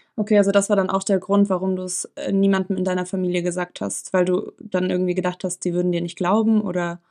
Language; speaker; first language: German; native; German